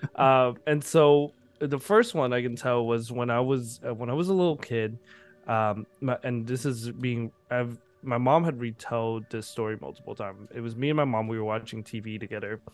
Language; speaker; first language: English; early bilingual, other home language; Vietnamese